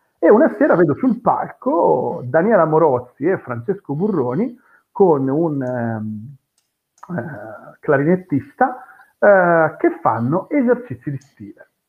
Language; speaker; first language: Italian; native; Italian